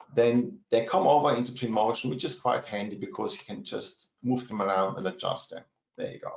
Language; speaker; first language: English; non-native, fluent; German